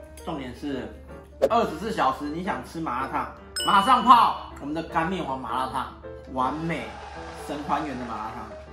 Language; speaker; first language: Chinese; native; Chinese